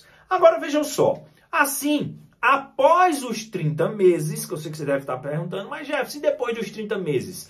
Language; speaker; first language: Portuguese; native; Portuguese